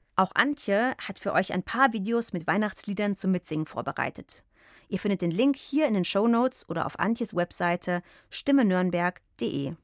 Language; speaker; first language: German; native; German